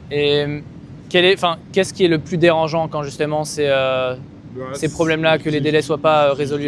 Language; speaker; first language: French; native; French